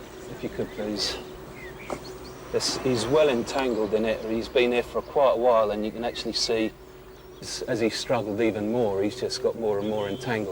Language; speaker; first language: English; native; English